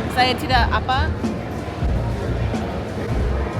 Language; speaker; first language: Indonesian; non-native, fluent; English